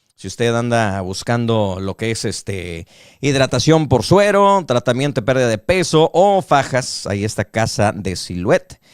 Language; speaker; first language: Spanish; early bilingual, heritage; Spanish